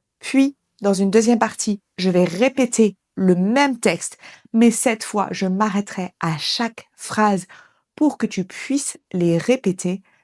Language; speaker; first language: French; native; French